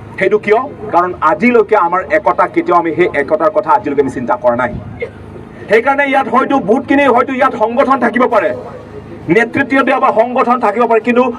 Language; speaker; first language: Assamese; non-native, local second language; Karbi